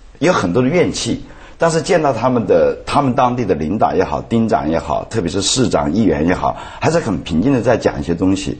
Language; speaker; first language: Chinese; native; Chinese